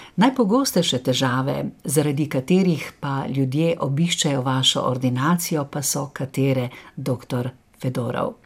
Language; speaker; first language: Slovenian; native; Slovenian